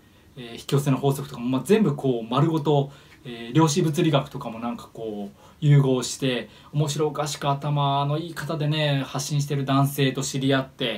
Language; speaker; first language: Japanese; native; Japanese